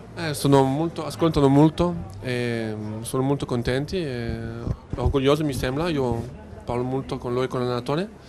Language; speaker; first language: Italian; non-native, fluent; French